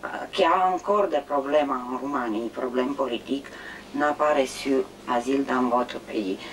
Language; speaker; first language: French; non-native, learner; Romanian